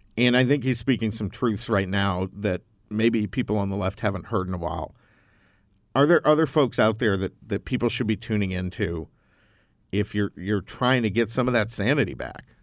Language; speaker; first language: English; native; English